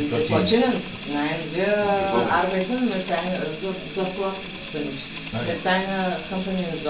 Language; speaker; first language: German; non-native, fluent; Bulgarian